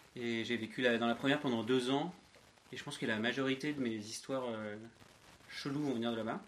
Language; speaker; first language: French; native; French